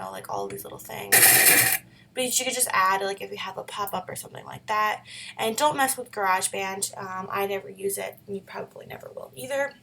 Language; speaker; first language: English; native; English